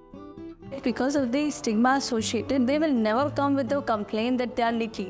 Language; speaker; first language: English; non-native, local second language; Hindi